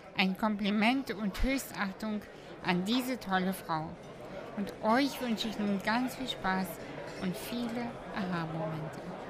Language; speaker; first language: German; early bilingual, other home language; Russian